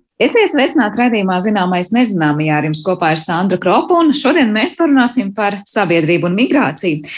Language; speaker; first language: Latvian; native; Latvian